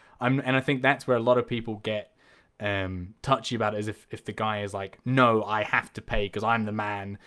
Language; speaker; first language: English; native; English